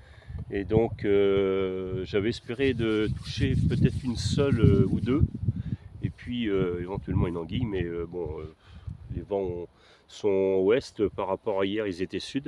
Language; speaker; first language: French; native; French